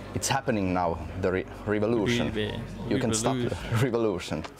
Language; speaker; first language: English; non-native, fluent; Finnish